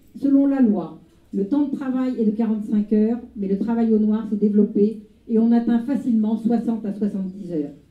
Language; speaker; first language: French; native; French